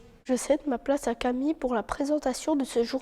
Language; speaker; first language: French; native; French